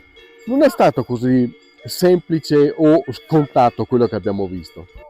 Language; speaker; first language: Italian; native; Italian